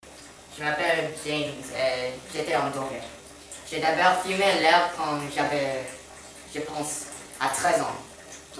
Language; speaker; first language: French; non-native, learner; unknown